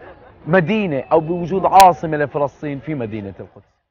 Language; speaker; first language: Arabic; native; Arabic